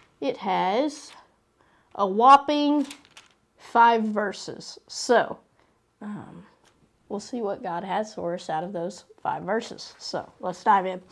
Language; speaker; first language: English; native; English